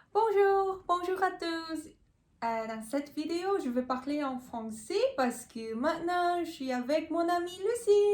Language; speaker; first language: French; non-native, learner; Korean